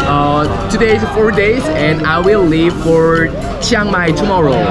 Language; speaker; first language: English; non-native, learner; Korean